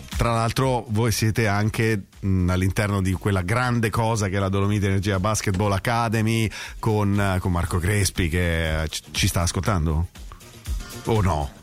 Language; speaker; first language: Italian; native; Italian